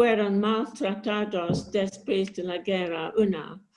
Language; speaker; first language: Spanish; non-native, learner; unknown